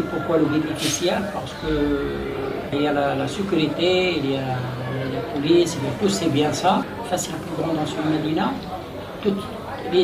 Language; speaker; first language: French; non-native, local second language; Arabic